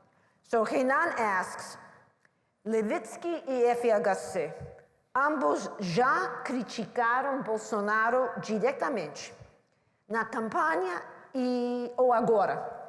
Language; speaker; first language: Portuguese; non-native, learner; English